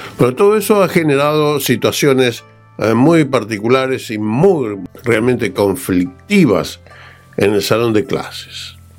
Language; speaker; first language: Spanish; native; Spanish